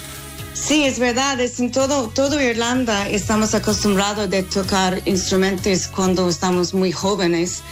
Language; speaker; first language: Spanish; non-native, fluent; English